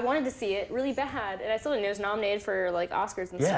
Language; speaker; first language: English; native; English